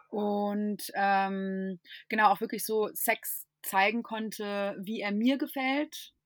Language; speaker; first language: German; non-native, fluent; English